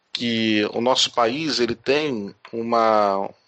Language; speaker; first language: Portuguese; native; Portuguese